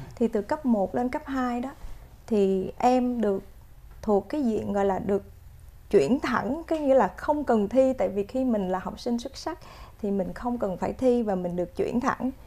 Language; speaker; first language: Vietnamese; native; Vietnamese